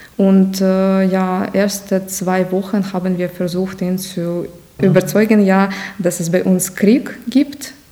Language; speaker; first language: German; non-native, fluent; Ukrainian